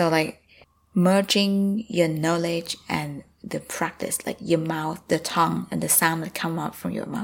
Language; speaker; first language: English; non-native, fluent; Thai